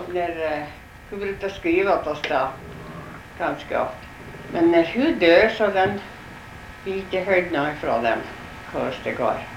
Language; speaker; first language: Norwegian; early bilingual, heritage; Norwegian